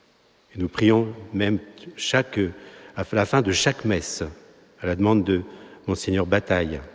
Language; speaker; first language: French; native; French